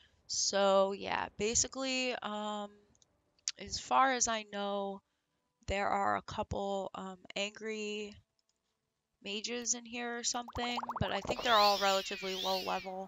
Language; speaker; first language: English; native; English